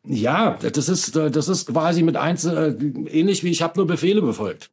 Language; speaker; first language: German; native; German